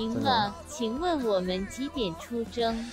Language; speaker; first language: Chinese; native; Chinese